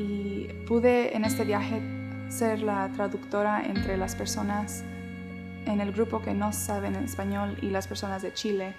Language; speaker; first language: Spanish; early bilingual, heritage; Spanish